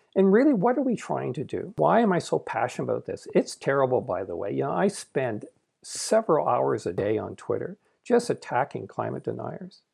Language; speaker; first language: English; native; English